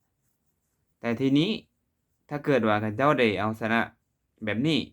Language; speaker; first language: Thai; non-native, local second language; Lao